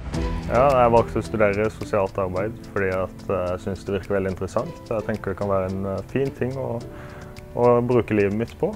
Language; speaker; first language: Norwegian; native; Norwegian